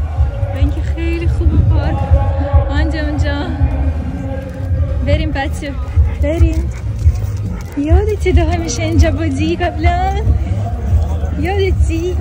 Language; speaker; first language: Persian; non-native, learner; Turkish